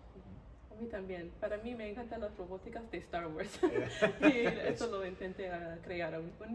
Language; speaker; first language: Spanish; non-native, learner; English